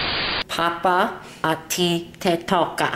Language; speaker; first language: Spanish; non-native, learner; English